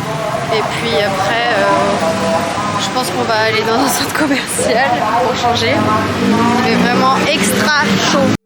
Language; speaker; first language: French; native; French